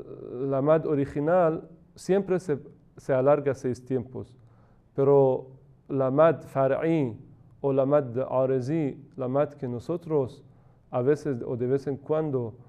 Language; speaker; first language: Spanish; non-native, fluent; Persian